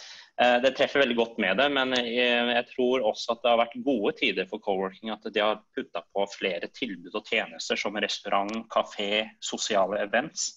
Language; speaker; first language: Norwegian; native; Norwegian